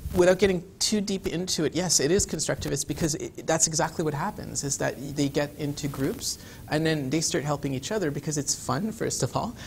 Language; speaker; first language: English; native; English